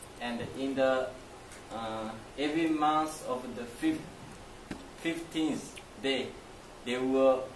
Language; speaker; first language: English; non-native, learner; Chinese